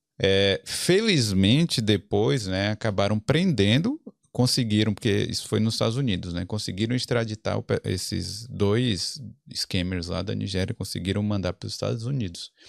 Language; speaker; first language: Portuguese; native; Portuguese